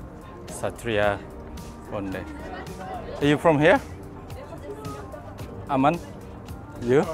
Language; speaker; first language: English; non-native, fluent; Indonesian